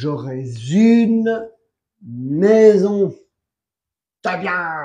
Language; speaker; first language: French; non-native, fluent; Spanish